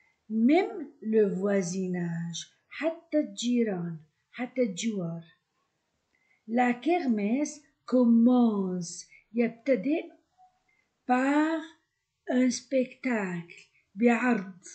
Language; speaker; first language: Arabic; native; Arabic